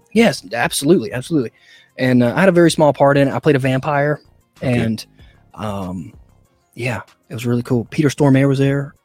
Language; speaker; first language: English; native; English